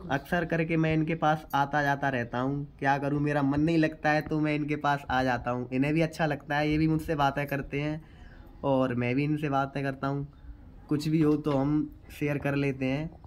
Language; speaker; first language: Hindi; native; Hindi